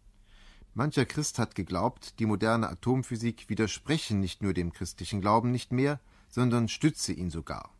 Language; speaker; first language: German; native; German